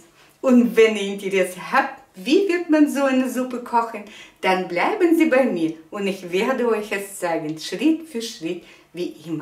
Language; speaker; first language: German; non-native, fluent; Russian